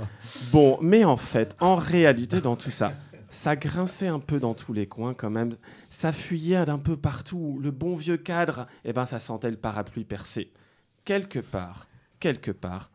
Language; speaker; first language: French; native; French